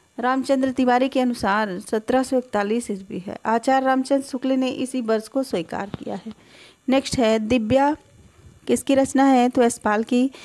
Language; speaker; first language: Hindi; native; Hindi